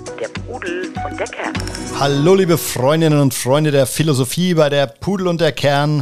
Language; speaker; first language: German; native; German